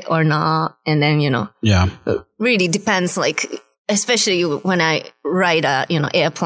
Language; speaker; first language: English; non-native, fluent; Japanese